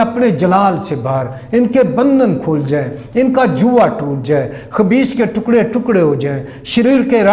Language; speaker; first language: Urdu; non-native, local second language; Punjabi